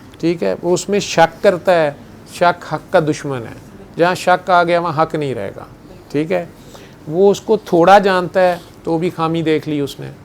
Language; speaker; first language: Urdu; non-native, local second language; Punjabi